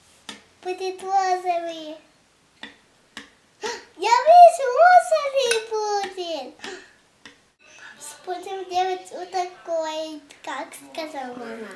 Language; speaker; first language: Russian; early bilingual, heritage; Russian